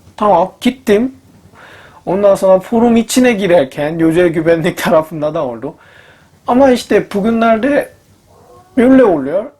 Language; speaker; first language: Turkish; non-native, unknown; Korean